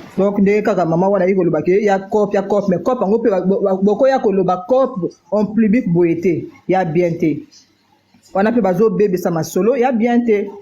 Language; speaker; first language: Lingala; native; Lingala